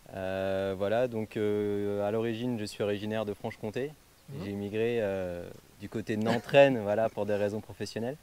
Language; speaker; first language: French; native; French